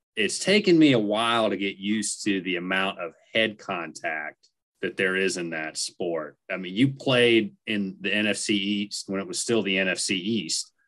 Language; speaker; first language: English; native; English